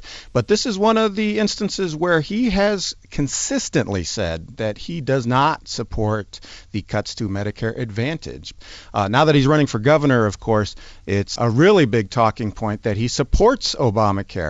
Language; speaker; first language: English; native; English